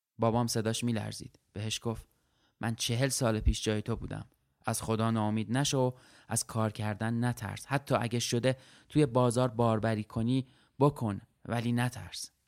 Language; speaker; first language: Persian; early bilingual, other home language; Arabic